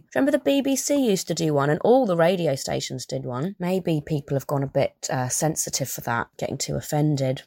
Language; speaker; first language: English; native; English